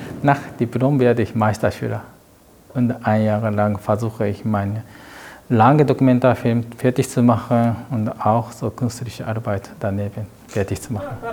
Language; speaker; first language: German; non-native, learner; Japanese